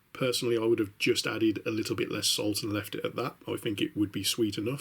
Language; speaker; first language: English; native; English